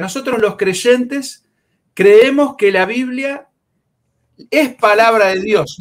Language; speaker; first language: Spanish; native; Spanish